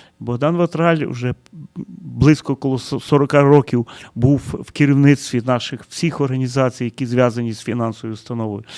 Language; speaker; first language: Ukrainian; early bilingual, heritage; Ukrainian